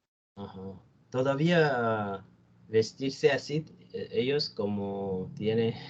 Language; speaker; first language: Spanish; non-native, learner; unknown